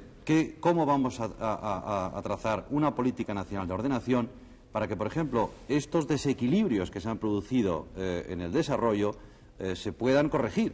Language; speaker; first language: Spanish; native; Spanish